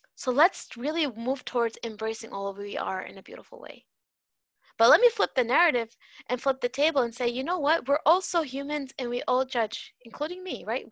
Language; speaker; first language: English; native; English